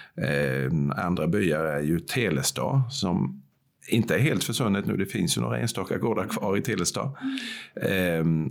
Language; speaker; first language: Swedish; native; Swedish